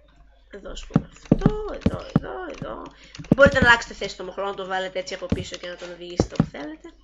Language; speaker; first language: Greek; native; Greek